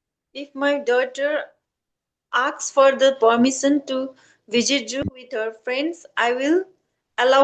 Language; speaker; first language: English; non-native, learner; Hindi